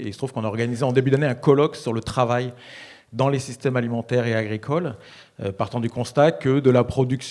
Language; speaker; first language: French; native; French